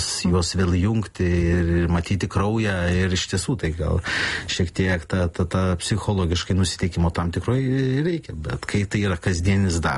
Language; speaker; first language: Lithuanian; native; Lithuanian